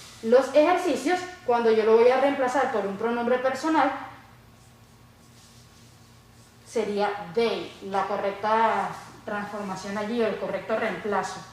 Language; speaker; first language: Spanish; native; Spanish